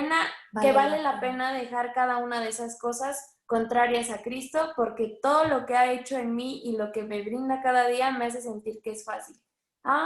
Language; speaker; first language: Spanish; native; Spanish